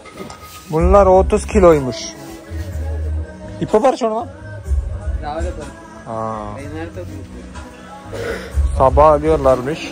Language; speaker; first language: Turkish; non-native, fluent; Malayalam